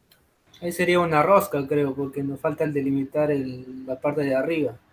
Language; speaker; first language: Spanish; native; Spanish